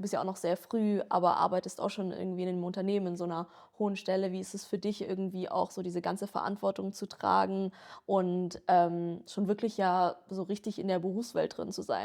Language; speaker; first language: German; native; German